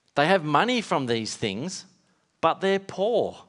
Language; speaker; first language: English; native; English